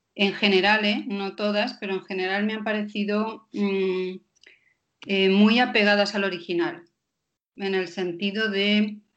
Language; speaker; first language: Spanish; non-native, fluent; Danish